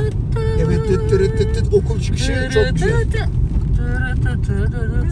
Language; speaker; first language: Turkish; native; Turkish